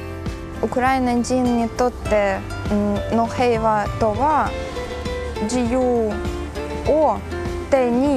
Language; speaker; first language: Japanese; non-native, learner; Ukrainian